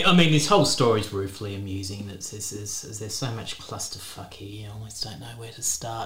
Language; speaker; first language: English; native; English